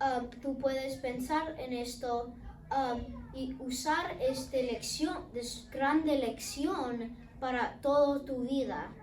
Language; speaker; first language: Spanish; non-native, learner; English